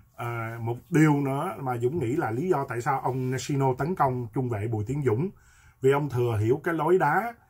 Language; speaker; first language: Vietnamese; native; Vietnamese